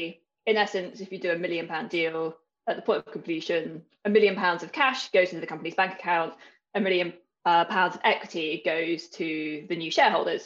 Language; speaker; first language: English; native; English